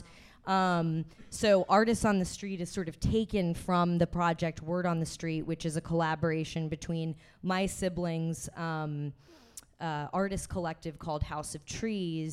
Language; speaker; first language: English; native; English